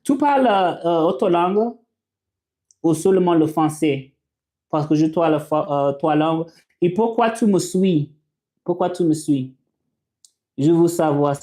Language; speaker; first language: French; non-native, learner; English